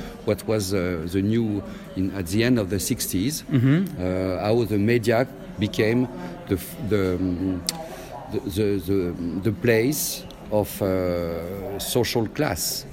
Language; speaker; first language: English; non-native, learner; French